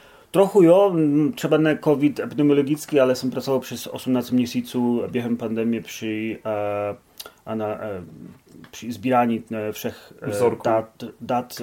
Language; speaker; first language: Czech; non-native, learner; Polish